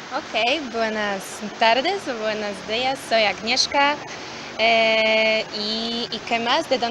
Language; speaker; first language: Spanish; non-native, learner; Polish